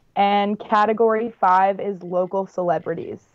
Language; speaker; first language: English; native; English